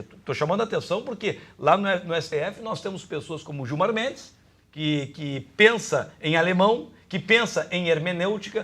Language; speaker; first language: Portuguese; native; Portuguese